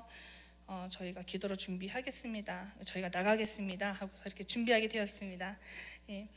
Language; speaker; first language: Korean; native; Korean